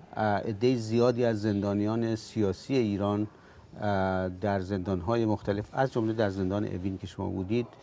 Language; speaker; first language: Persian; native; Persian